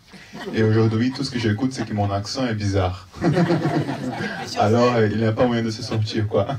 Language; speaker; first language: French; non-native, fluent; Portuguese